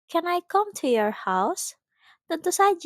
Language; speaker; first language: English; non-native, fluent; Indonesian